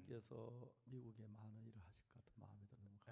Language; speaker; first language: Korean; native; Korean